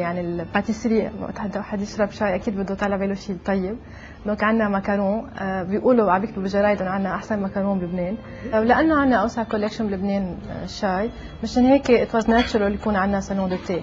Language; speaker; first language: Arabic; native; Arabic